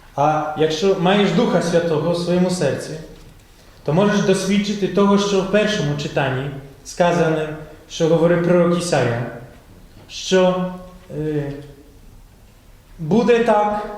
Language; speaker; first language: Ukrainian; non-native, fluent; Polish